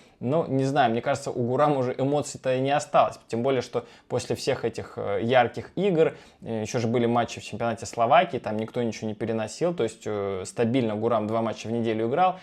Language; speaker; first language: Russian; native; Russian